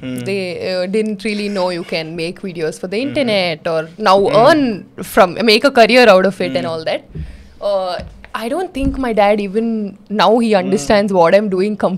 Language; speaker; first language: English; non-native, local second language; Kannada